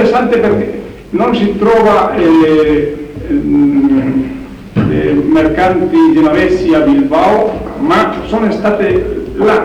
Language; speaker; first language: Italian; non-native, learner; Spanish